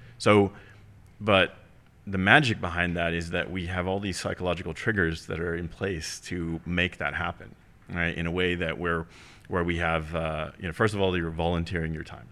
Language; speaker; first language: English; early bilingual, heritage; German